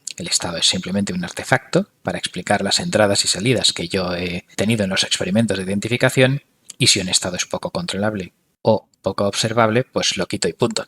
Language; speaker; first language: Spanish; native; Spanish